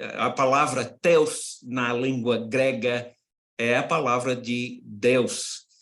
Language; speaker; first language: Portuguese; non-native, fluent; English